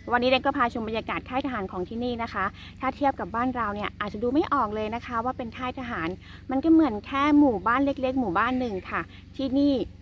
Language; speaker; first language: Thai; non-native, local second language; Karen languages